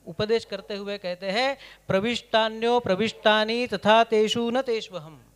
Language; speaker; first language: Hindi; non-native, local second language; Kannada